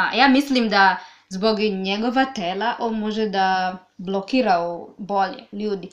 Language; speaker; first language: Serbian; non-native, learner; Swahili